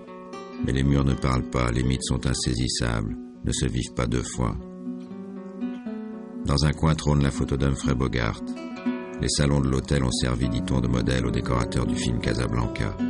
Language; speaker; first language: French; native; French